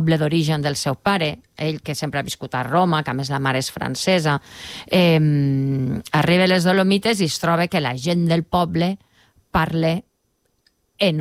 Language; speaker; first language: Catalan; native; Catalan